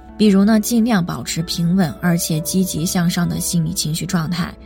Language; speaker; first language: Chinese; native; Chinese